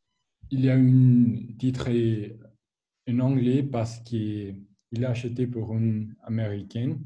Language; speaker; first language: French; non-native, learner; Spanish